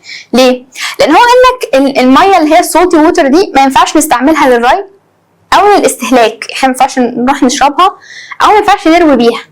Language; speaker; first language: Arabic; native; Arabic